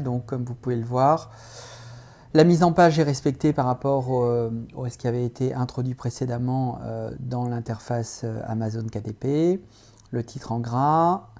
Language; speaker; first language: French; native; French